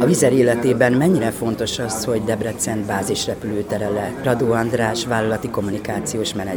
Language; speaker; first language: Hungarian; native; Hungarian